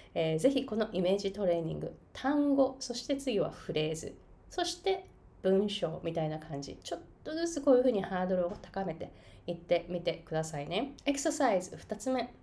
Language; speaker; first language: Japanese; native; Japanese